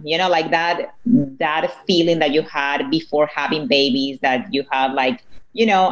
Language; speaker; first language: English; non-native, fluent; Spanish